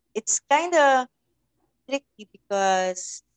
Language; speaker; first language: English; non-native, local second language; Filipino